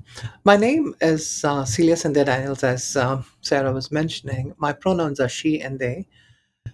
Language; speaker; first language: English; non-native, local second language; Tamil